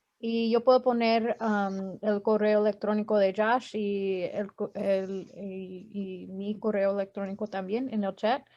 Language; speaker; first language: Spanish; non-native, learner; English